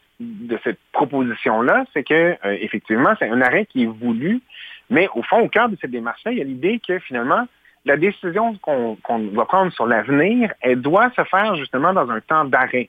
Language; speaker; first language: French; native; French